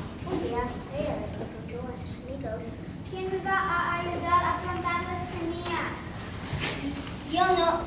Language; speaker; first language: Spanish; non-native, learner; English